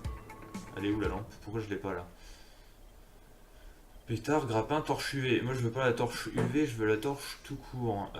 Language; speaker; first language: French; native; French